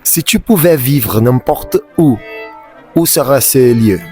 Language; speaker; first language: French; non-native, fluent; Portuguese